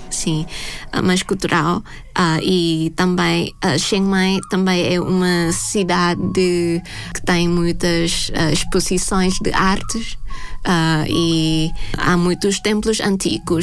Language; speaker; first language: Portuguese; non-native, fluent; Thai